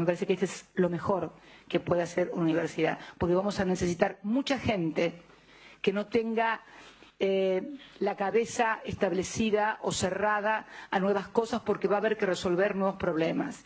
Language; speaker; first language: Spanish; native; Spanish